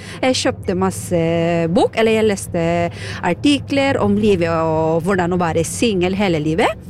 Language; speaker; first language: Norwegian; non-native, fluent; Filipino